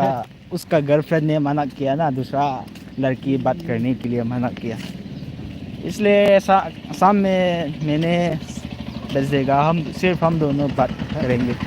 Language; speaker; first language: Hindi; non-native, local second language; Thado Chin